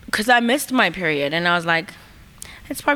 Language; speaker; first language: English; non-native, local second language; Zulu